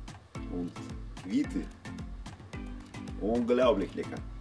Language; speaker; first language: German; non-native, learner; Russian